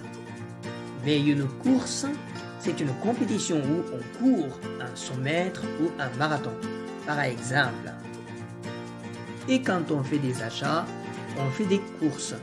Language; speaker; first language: French; non-native, fluent; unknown